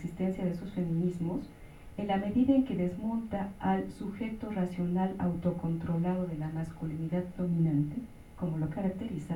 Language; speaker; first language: Spanish; native; Spanish